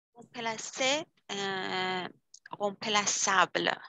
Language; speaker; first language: French; non-native, learner; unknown